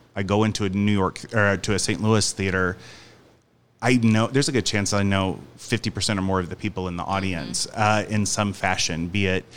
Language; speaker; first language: English; native; English